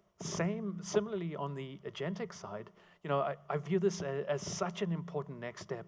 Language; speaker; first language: English; native; English